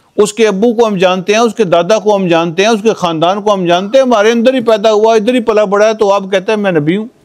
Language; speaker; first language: Urdu; non-native, local second language; Punjabi